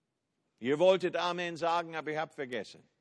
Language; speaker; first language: German; non-native, fluent; English